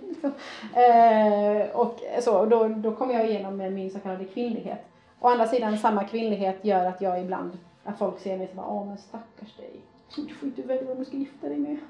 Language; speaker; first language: Swedish; early bilingual, other home language; Persian